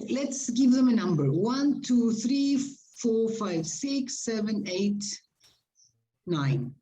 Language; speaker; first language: English; non-native, fluent; Spanish